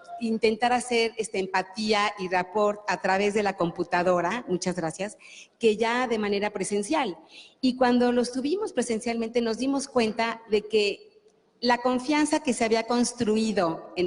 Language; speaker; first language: Spanish; native; Spanish